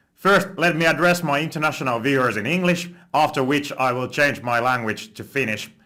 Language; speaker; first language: English; non-native, fluent; Finnish